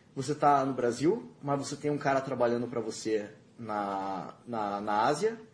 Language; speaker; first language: Portuguese; native; Portuguese